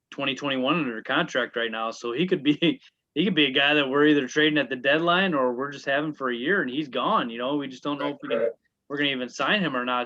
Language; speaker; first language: English; native; English